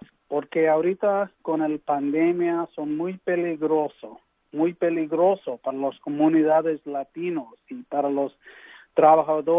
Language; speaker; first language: Spanish; early bilingual, heritage; English